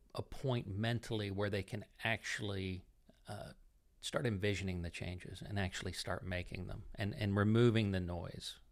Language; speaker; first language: English; non-native, fluent; Dutch